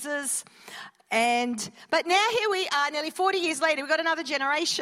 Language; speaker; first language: English; native; English